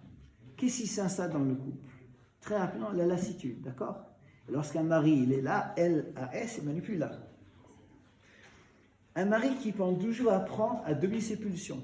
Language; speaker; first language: French; native; French